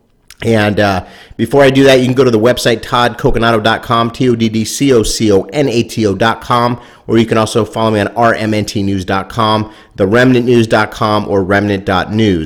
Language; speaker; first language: English; native; English